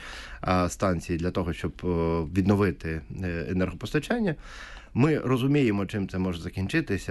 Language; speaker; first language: Ukrainian; native; Ukrainian